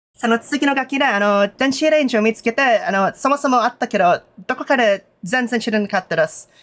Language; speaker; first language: Japanese; non-native, learner; English